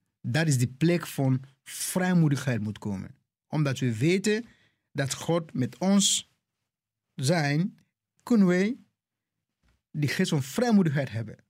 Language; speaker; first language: Dutch; non-native, fluent; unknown